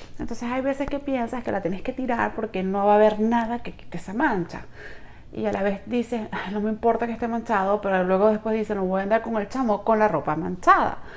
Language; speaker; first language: Spanish; native; Spanish